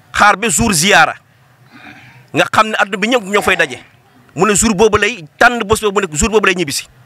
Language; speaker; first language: Wolof; non-native, local second language; Fula